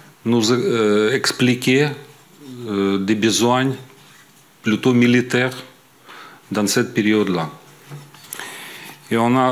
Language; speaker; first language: French; non-native, fluent; Ukrainian